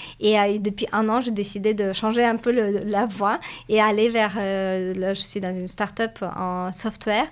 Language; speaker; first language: French; non-native, fluent; Russian